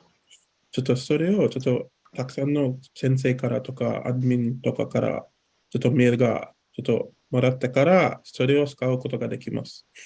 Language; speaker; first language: Japanese; non-native, learner; English